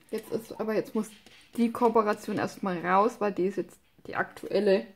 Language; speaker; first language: German; non-native, fluent; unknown